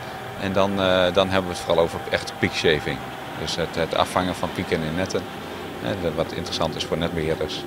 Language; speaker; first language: Dutch; native; Dutch